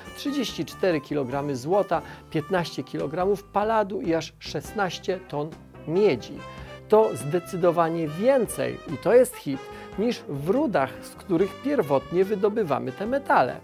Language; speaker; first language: Polish; native; Polish